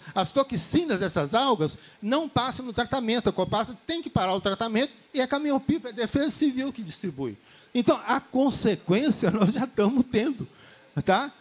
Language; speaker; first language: Portuguese; native; Portuguese